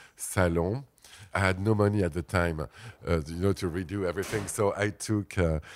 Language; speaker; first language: English; non-native, fluent; French